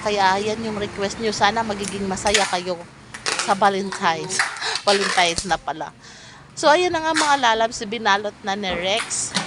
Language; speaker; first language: Filipino; non-native, local second language; Cebuano